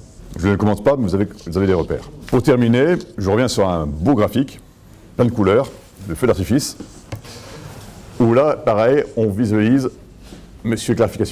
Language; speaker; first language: French; native; French